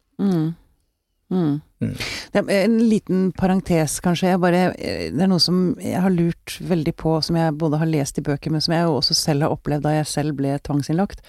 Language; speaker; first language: Norwegian; native; Norwegian